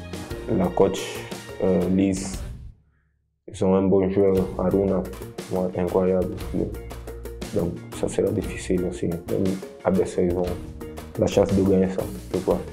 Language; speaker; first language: French; non-native, fluent; Portuguese